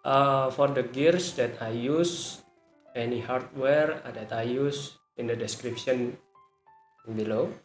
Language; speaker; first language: English; non-native, learner; Indonesian